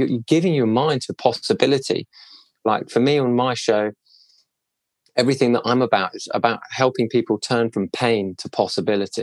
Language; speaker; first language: English; native; English